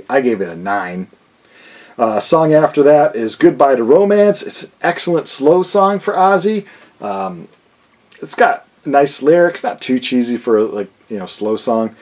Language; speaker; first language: English; native; English